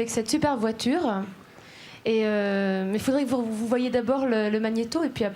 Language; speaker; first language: French; native; French